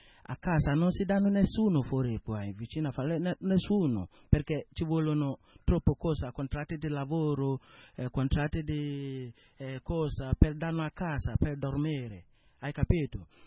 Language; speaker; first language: Italian; non-native, learner; English